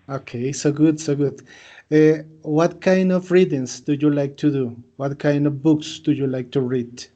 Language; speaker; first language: English; non-native, fluent; Spanish